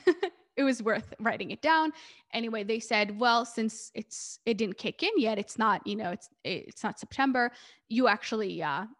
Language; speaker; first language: English; early bilingual, other home language; Hebrew